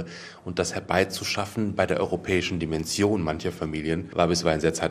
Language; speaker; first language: German; native; German